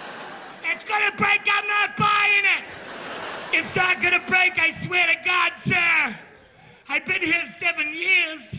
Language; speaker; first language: English; native; English